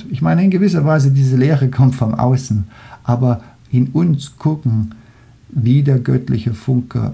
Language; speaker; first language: German; non-native, fluent; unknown